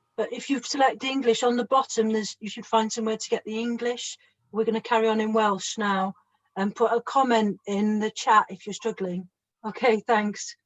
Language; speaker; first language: English; non-native, local second language; Welsh